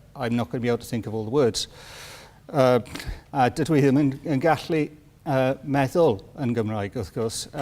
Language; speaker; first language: Welsh; non-native, learner; English